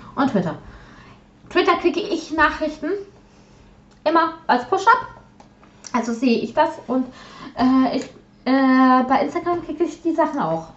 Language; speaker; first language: German; early bilingual, other home language; Polish